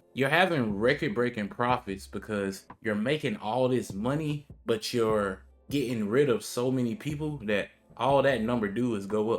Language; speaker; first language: English; native; English